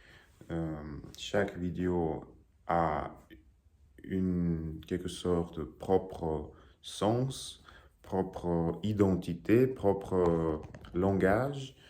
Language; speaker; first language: French; non-native, learner; Russian